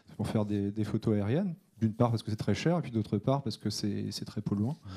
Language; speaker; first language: French; native; French